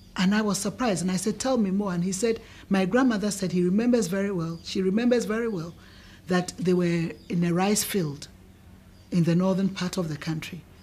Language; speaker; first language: English; non-native, local second language; Akan